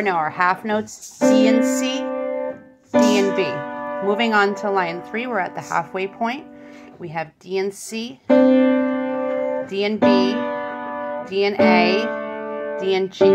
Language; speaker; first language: English; native; English